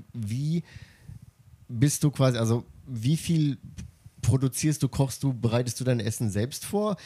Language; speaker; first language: German; native; German